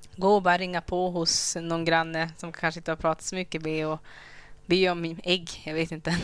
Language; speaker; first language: Swedish; early bilingual, other home language; Kinyarwanda